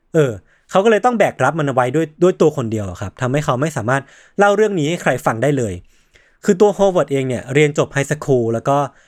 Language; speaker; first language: Thai; native; Thai